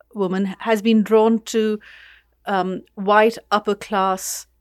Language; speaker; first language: English; non-native, local second language; Urdu